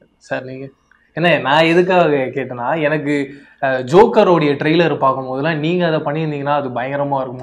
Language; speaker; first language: Tamil; native; Tamil